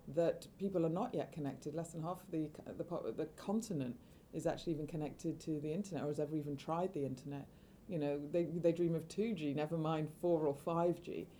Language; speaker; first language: English; native; English